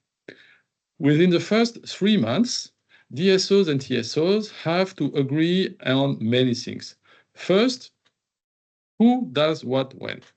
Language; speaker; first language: English; non-native, fluent; French